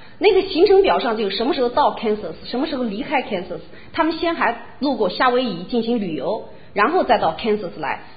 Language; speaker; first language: Chinese; native; Chinese